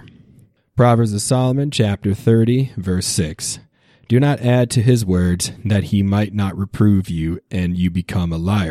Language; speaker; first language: English; native; English